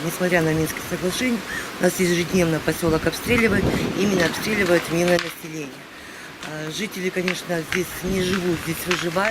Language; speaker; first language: Russian; native; Russian